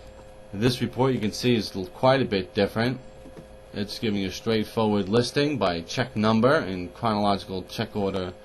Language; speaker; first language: English; native; English